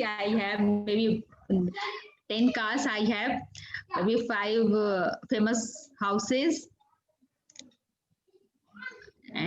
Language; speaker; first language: English; non-native, learner; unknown